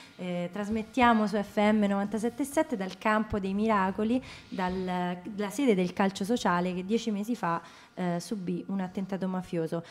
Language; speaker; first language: Italian; native; Italian